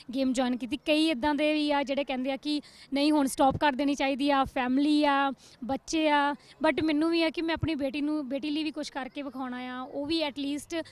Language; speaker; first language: Punjabi; native; Punjabi